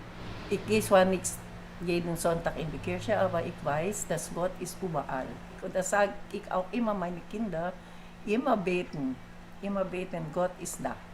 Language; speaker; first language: German; non-native, fluent; Filipino